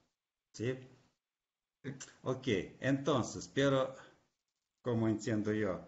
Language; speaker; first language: Spanish; non-native, fluent; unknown